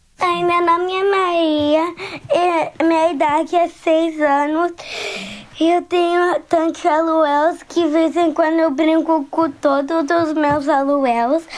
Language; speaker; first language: Portuguese; early bilingual, heritage; Portuguese